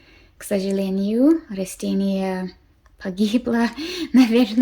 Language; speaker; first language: Russian; early bilingual, heritage; Russian